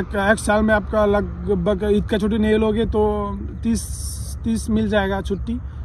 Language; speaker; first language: Hindi; non-native, fluent; Bangla